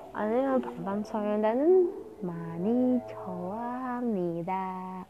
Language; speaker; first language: Korean; non-native, learner; Indonesian